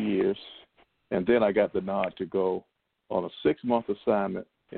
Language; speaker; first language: English; native; English